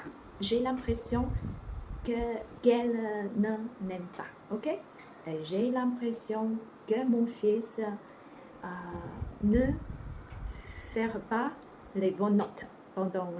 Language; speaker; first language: French; non-native, learner; Chinese